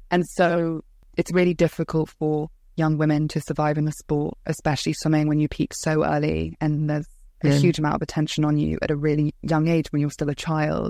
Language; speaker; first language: English; native; English